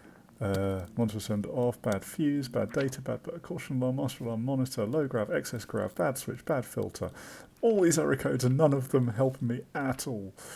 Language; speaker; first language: English; native; English